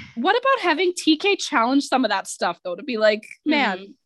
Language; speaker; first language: English; native; English